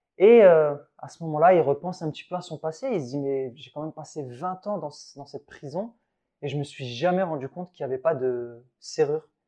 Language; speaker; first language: French; early bilingual, other home language; Arabic